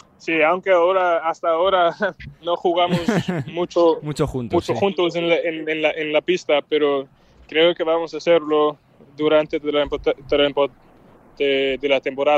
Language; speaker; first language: Spanish; non-native, fluent; Danish